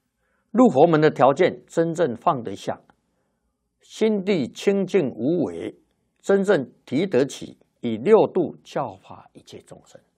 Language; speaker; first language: Chinese; native; Chinese